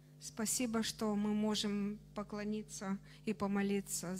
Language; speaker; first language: Russian; non-native, fluent; Romanian